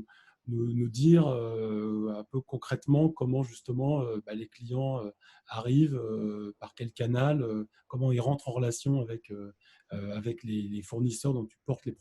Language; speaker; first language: French; native; French